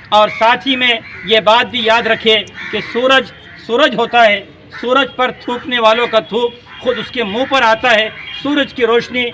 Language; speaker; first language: Urdu; native; Urdu